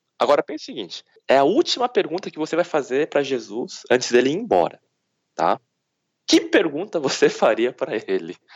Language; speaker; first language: Portuguese; early bilingual, other home language; Korean